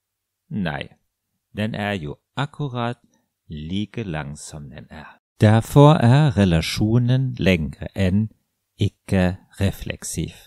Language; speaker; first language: Norwegian; non-native, fluent; German